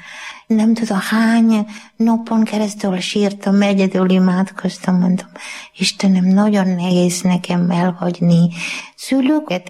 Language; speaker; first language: Hungarian; non-native, learner; Malayalam